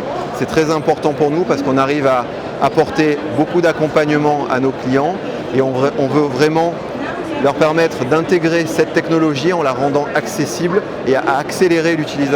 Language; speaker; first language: French; native; French